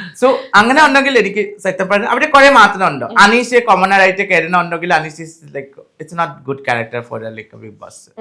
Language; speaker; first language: Malayalam; non-native, fluent; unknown